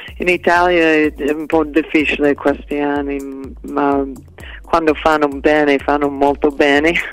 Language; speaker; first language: Italian; non-native, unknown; English